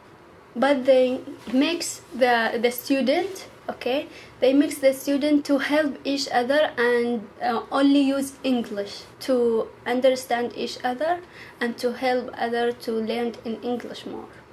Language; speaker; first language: English; non-native, learner; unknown